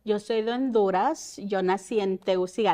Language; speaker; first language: Spanish; early bilingual, heritage; Spanish